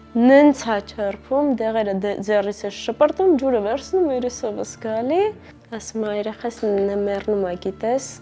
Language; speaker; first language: Armenian; native; Armenian